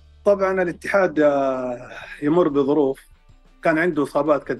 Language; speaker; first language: Arabic; native; Arabic